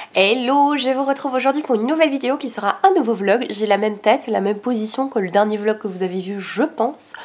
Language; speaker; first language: French; native; French